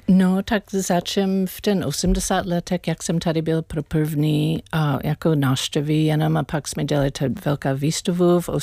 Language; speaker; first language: Czech; non-native, learner; English